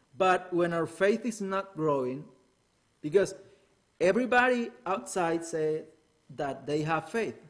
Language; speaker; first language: English; non-native, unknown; Spanish